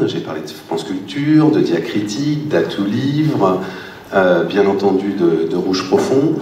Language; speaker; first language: French; native; French